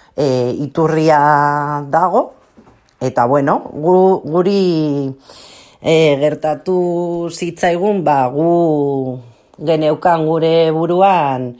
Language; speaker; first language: Basque; non-native, local second language; Spanish